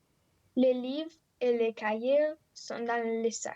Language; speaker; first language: French; non-native, learner; Romanian